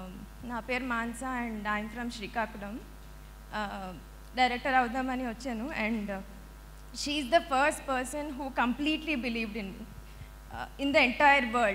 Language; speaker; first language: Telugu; native; Telugu